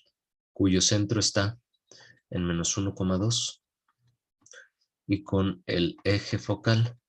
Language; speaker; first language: Spanish; native; Spanish